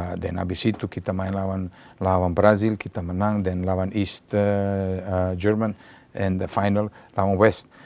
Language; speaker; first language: Indonesian; non-native, fluent; Serbian